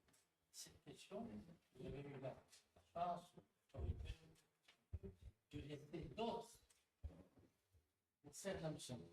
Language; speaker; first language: French; non-native, local second language; Arabic